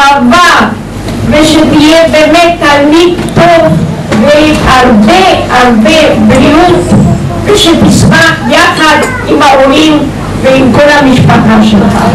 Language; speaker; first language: Hebrew; non-native, fluent; Spanish